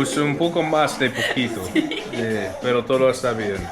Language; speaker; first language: Spanish; non-native, learner; English